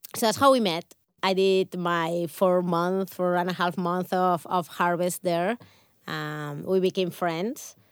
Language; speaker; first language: English; non-native, fluent; Catalan